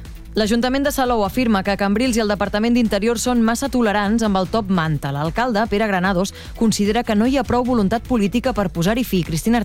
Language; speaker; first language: Catalan; native; Catalan